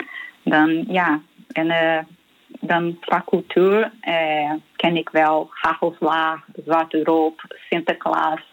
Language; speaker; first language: Dutch; non-native, fluent; Portuguese